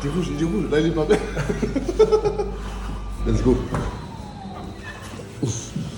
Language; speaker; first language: French; native; French